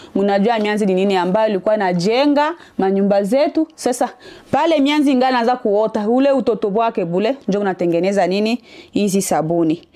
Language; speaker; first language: Swahili; native; Swahili